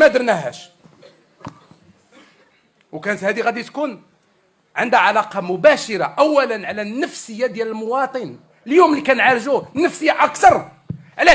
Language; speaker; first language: Arabic; native; Arabic